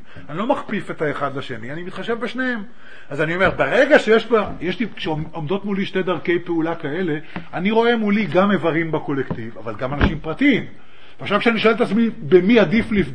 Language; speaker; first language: Hebrew; native; Hebrew